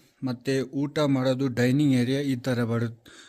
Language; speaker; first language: Kannada; non-native, fluent; Ladakhi